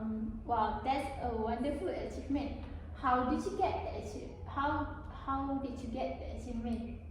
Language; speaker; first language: English; non-native, learner; Malay